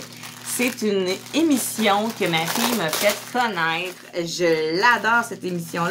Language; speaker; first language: French; native; French